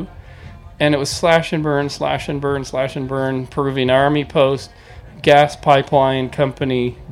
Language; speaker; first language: English; native; English